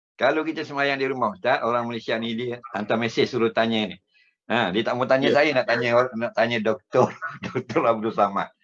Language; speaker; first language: Malay; native; Malay